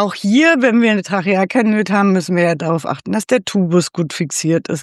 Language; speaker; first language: German; native; German